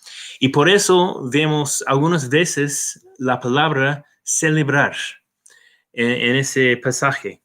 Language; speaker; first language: Spanish; non-native, fluent; English